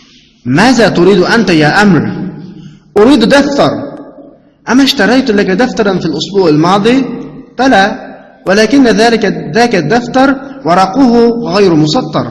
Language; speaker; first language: Arabic; non-native, fluent; Uyghur